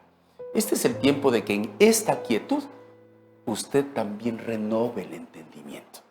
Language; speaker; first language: Spanish; native; Spanish